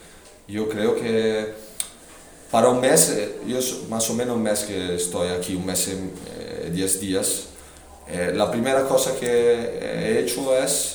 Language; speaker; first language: Spanish; non-native, fluent; Italian